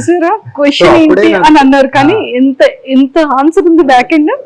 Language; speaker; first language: Telugu; native; Telugu